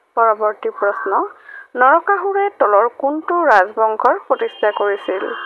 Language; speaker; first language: Assamese; native; Assamese